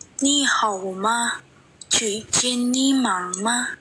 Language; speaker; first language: Chinese; non-native, learner; Indonesian